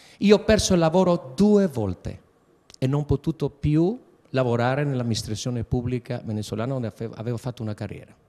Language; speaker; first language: Italian; early bilingual, heritage; Spanish